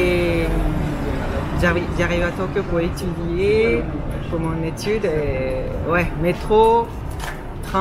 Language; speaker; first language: French; non-native, fluent; Japanese